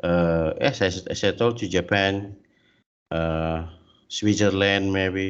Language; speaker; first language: English; non-native, learner; Indonesian